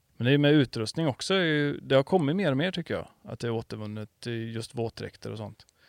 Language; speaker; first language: Swedish; native; Swedish